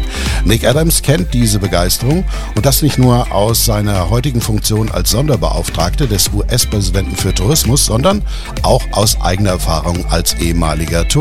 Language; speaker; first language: German; native; German